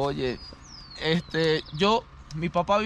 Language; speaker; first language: Spanish; native; Spanish